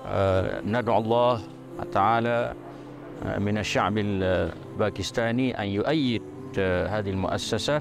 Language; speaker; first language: Arabic; non-native, fluent; Malay